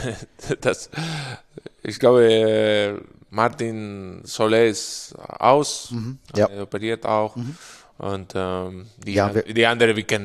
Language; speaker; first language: German; non-native, fluent; Spanish